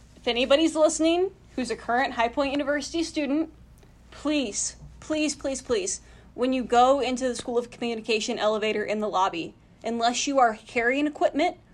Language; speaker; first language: English; native; English